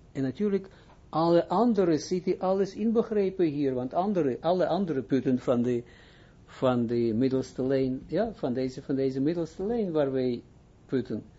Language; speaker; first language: Dutch; non-native, fluent; Hebrew